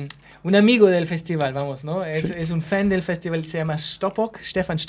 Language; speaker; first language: Spanish; non-native, fluent; German